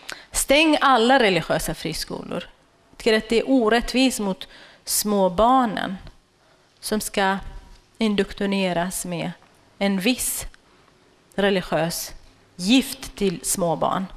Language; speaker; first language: Swedish; non-native, fluent; Kurdish